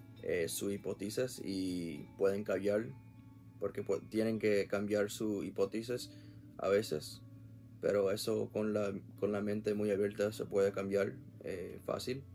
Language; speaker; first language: Spanish; non-native, learner; English